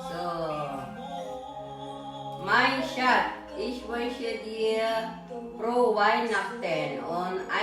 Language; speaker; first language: German; non-native, learner; Filipino